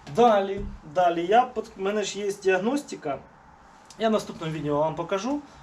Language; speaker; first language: Ukrainian; non-native, local second language; Russian